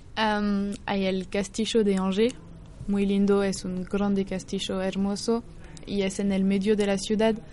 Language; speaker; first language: Spanish; non-native, learner; French